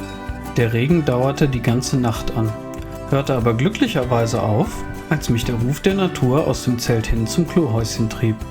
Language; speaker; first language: German; native; German